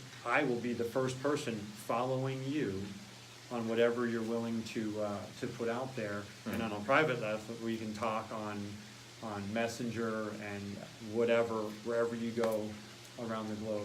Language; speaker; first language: English; native; English